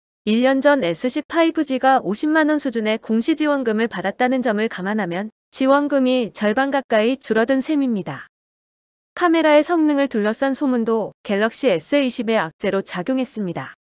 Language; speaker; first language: Korean; native; Korean